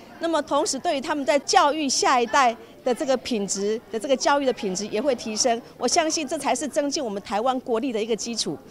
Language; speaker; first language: Chinese; native; Chinese